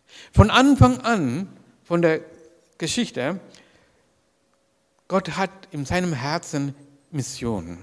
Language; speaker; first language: German; non-native, learner; Sinhala